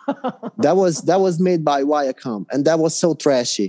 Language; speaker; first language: English; non-native, fluent; Hungarian